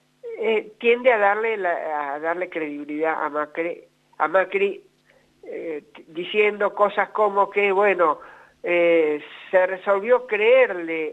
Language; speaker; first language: Spanish; native; Spanish